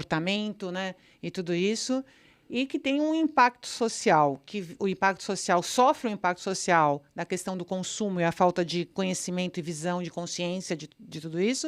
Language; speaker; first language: Portuguese; native; Portuguese